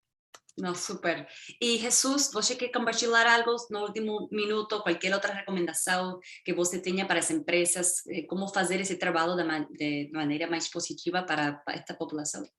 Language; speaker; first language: Portuguese; non-native, fluent; Spanish